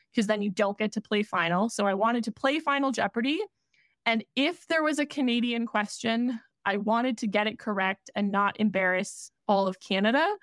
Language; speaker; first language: English; native; English